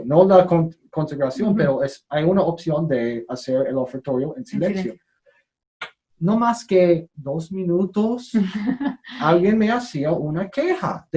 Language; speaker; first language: Spanish; non-native, learner; English